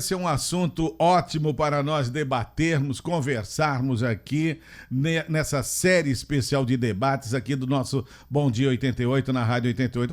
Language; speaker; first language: Portuguese; native; Portuguese